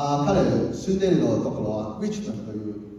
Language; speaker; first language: Japanese; non-native, learner; Cantonese